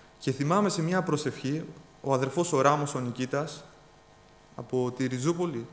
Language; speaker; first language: Greek; early bilingual, other home language; Bulgarian